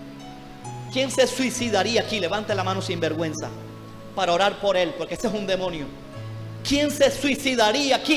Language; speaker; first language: Spanish; native; Spanish